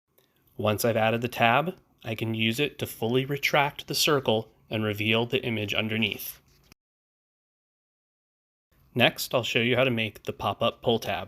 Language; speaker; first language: English; native; English